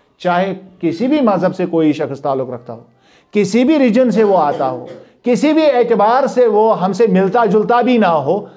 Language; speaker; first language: Urdu; non-native, local second language; Kashmiri